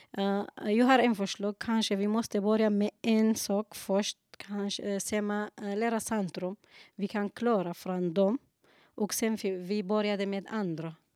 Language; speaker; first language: Swedish; non-native, learner; Kurdish